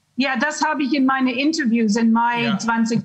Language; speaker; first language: German; non-native, learner; English